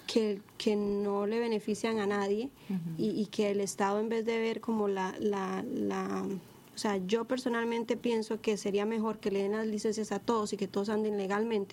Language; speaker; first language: Spanish; native; Spanish